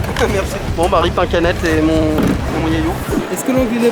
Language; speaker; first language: French; native; French